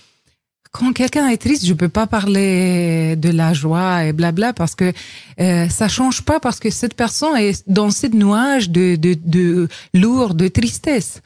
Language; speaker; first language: French; non-native, fluent; Romanian